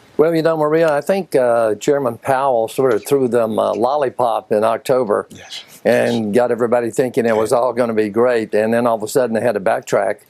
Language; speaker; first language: English; native; English